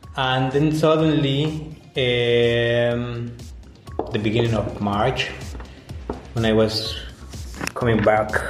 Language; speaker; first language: English; non-native, fluent; Spanish